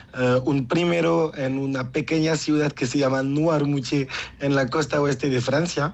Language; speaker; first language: Spanish; non-native, learner; French